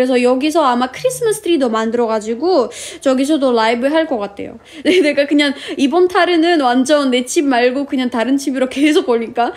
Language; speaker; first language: Korean; non-native, fluent; Russian